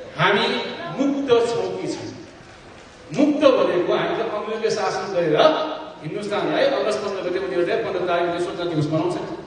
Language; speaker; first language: Nepali; non-native, local second language; Newari